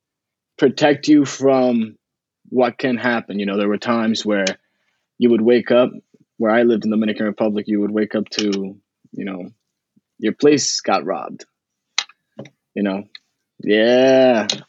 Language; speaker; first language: English; early bilingual, other home language; Spanish